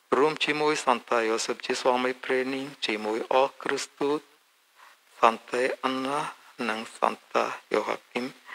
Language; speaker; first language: Khmer; native; Khmer